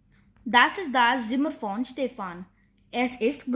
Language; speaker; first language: German; non-native, learner; Hindi